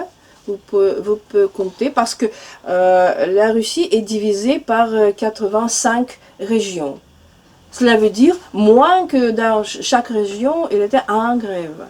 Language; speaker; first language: French; non-native, fluent; Russian